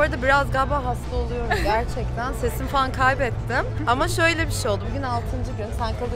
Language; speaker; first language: Turkish; native; Turkish